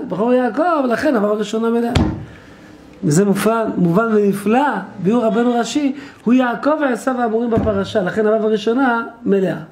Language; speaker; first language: Hebrew; native; Hebrew